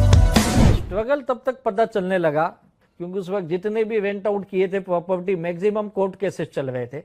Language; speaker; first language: Hindi; native; Hindi